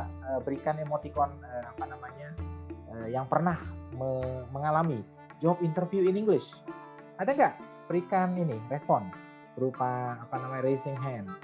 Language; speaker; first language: Indonesian; native; Indonesian